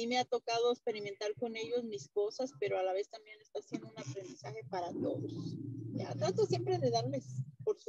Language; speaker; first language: Spanish; native; Spanish